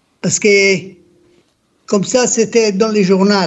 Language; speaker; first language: French; non-native, learner; Hebrew